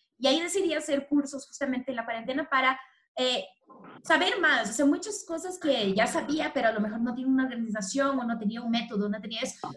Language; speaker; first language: Spanish; non-native, fluent; Portuguese